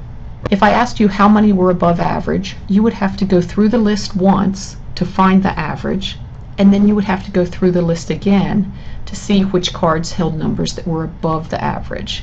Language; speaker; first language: English; native; English